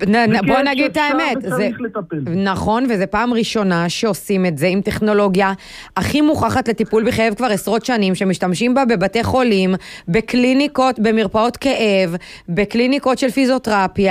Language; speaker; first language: Hebrew; native; Hebrew